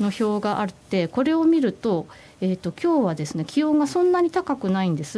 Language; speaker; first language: Japanese; native; Japanese